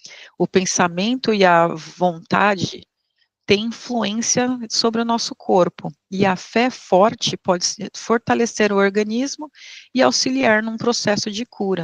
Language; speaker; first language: Portuguese; native; Portuguese